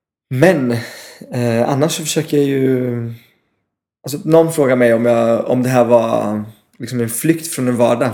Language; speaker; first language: Swedish; non-native, fluent; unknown